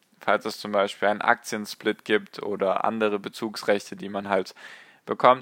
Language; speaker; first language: German; native; German